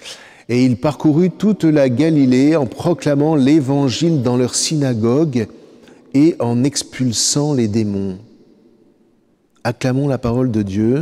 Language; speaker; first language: French; native; French